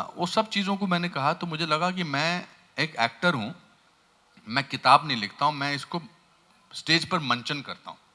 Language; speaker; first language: Hindi; native; Hindi